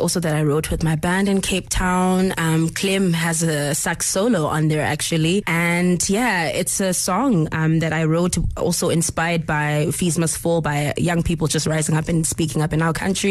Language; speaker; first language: English; non-native, local second language; Zulu